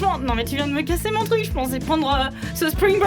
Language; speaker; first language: French; native; French